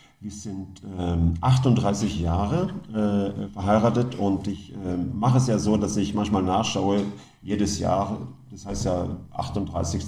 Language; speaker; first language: German; non-native, fluent; Norwegian